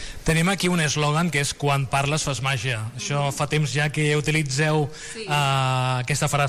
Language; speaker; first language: Catalan; native; Catalan